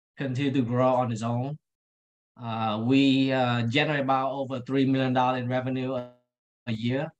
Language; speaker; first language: English; non-native, fluent; Vietnamese